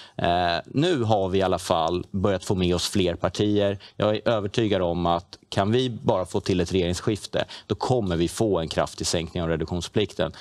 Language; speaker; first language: Swedish; native; Swedish